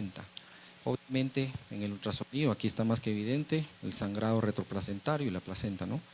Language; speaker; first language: Spanish; native; Spanish